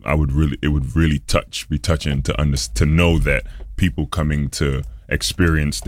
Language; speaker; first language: English; native; English